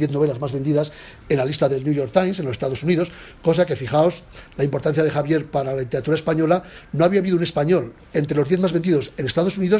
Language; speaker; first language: Spanish; native; Spanish